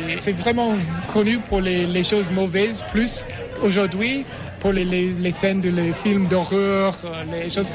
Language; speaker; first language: French; non-native, learner; English